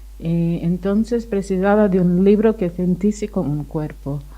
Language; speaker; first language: Spanish; non-native, fluent; Portuguese